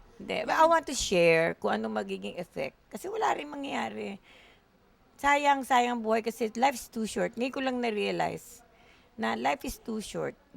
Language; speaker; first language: Filipino; native; Filipino